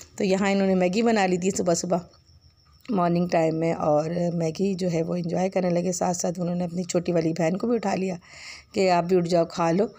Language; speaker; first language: Urdu; native; Urdu